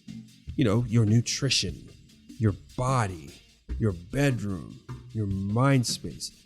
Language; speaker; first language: English; native; English